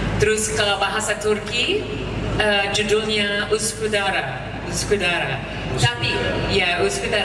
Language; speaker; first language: Indonesian; non-native, fluent; English